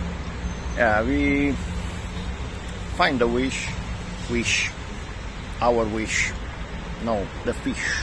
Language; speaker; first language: English; non-native, learner; Romanian